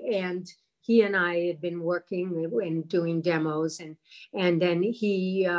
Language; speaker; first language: English; native; English